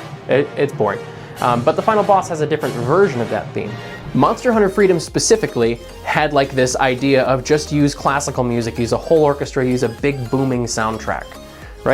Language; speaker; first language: English; native; English